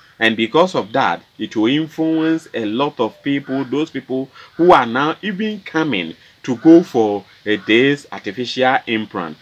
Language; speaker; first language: English; non-native, local second language; Akan